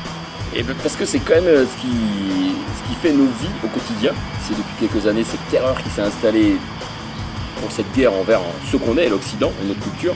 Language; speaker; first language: French; native; French